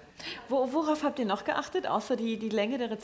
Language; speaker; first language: German; native; German